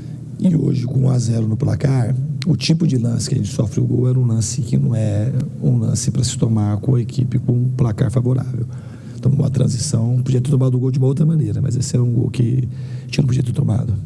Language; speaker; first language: Portuguese; native; Portuguese